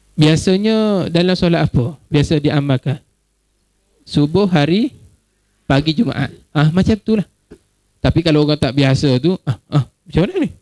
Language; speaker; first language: Malay; native; Malay